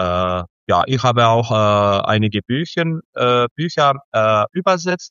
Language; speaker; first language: German; non-native, fluent; Serbian